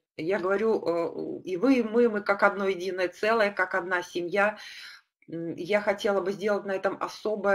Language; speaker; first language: Russian; native; Russian